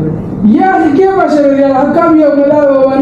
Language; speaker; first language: Arabic; non-native, learner; Urdu